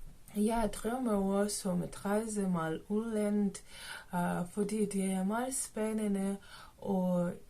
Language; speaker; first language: Danish; non-native, learner; Ukrainian